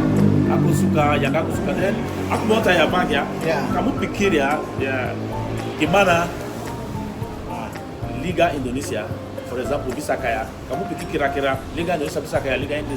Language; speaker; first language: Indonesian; non-native, fluent; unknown